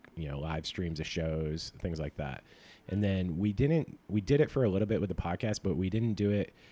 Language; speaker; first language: English; native; English